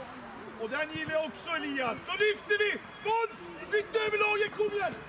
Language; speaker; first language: Swedish; native; Swedish